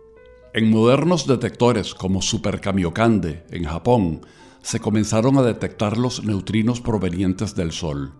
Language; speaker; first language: Spanish; native; Spanish